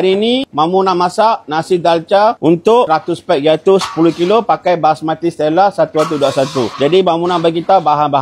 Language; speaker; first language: Malay; native; Malay